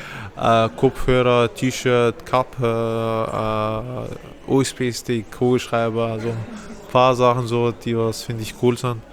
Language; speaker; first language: German; non-native, fluent; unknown